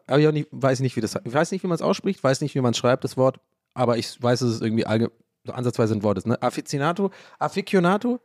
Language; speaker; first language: German; early bilingual, other home language; English